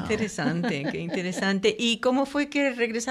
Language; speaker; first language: Spanish; native; Spanish